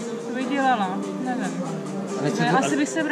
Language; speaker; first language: Czech; native; Czech